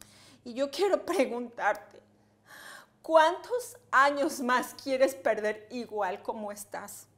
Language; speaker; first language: Spanish; native; Spanish